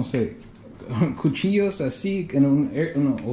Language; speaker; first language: Spanish; non-native, learner; English